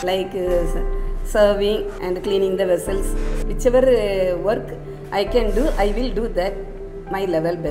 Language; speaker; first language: English; non-native, local second language; Tamil